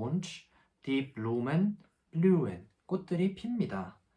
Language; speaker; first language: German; non-native, fluent; Korean